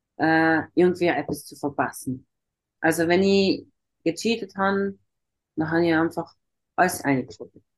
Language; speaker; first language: German; native; German